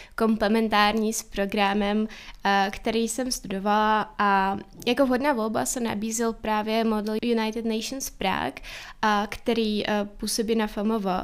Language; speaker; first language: Czech; early bilingual, other home language; Ukrainian